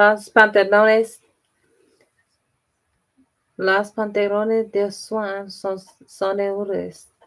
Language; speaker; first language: Spanish; non-native, learner; English